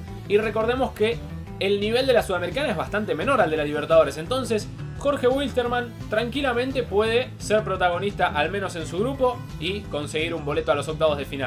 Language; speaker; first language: Spanish; native; Spanish